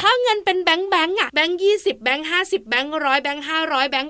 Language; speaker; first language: Thai; native; Thai